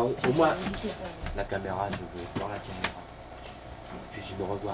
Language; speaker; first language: French; native; French